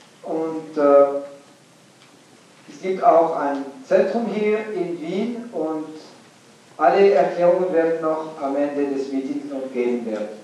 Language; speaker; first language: German; non-native, fluent; English